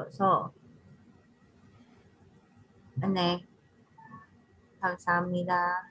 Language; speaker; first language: Korean; non-native, learner; English